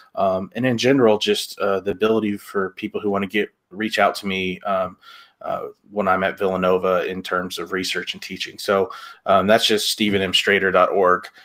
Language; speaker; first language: English; native; English